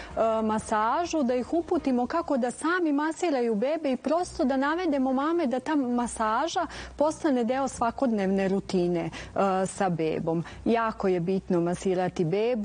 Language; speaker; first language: Serbian; native; Serbian